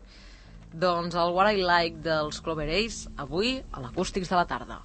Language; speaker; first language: Catalan; native; Catalan